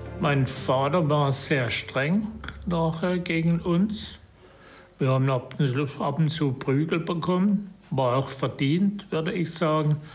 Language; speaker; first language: German; native; German